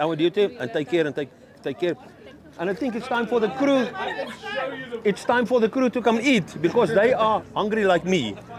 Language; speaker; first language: English; non-native, local second language; Afrikaans